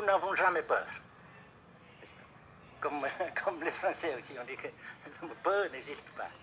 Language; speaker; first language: French; non-native, local second language; Vietnamese